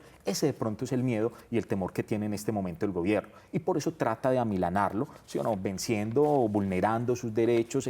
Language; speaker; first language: Spanish; native; Spanish